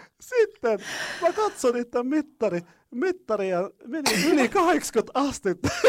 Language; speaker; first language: Finnish; non-native, fluent; Arabic